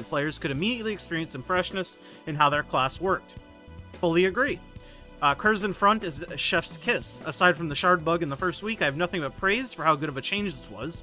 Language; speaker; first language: English; native; English